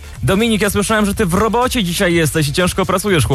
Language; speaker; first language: Polish; native; Polish